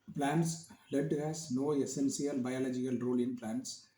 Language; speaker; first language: English; non-native, local second language; Tamil